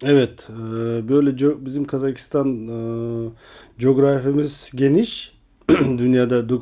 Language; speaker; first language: Turkish; non-native, learner; Kazakh